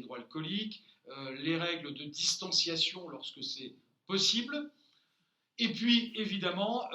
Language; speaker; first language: French; native; French